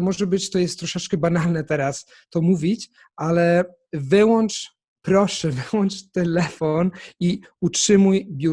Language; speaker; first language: Polish; non-native, fluent; Italian